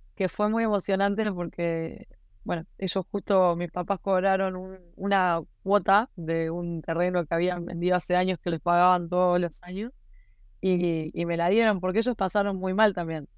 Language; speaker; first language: Spanish; native; Spanish